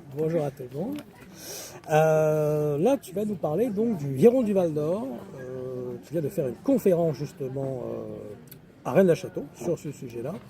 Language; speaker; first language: French; native; French